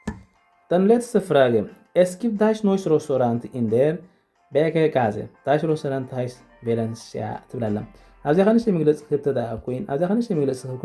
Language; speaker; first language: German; non-native, fluent; Tigrinya